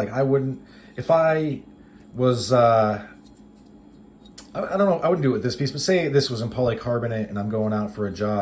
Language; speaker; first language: English; native; English